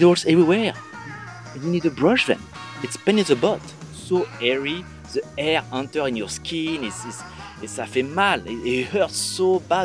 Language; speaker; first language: English; non-native, learner; French